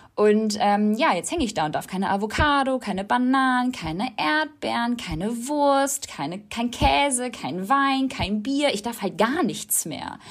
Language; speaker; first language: German; native; German